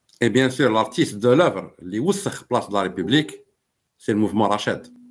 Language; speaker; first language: French; non-native, local second language; Arabic